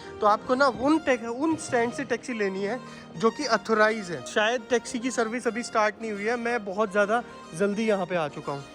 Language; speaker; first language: Hindi; native; Hindi